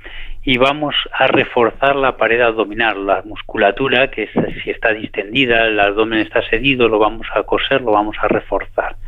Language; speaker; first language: Spanish; native; Spanish